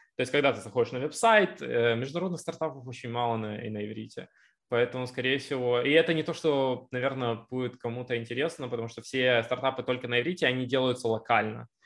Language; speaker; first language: Russian; native; Russian